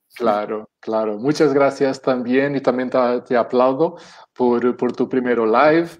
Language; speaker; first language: Spanish; non-native, fluent; Portuguese